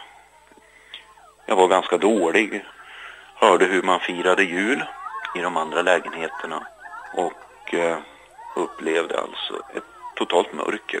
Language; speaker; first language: Swedish; native; Swedish